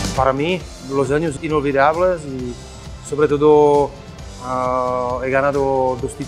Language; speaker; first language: Spanish; non-native, fluent; Czech